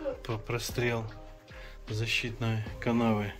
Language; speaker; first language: Russian; native; Russian